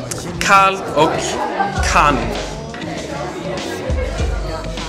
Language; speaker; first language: Swedish; non-native, learner; Icelandic